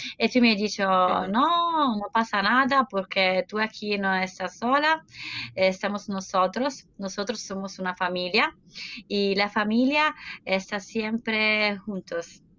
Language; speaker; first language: Spanish; non-native, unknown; Italian